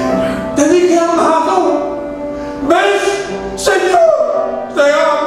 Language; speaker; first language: Spanish; native; Spanish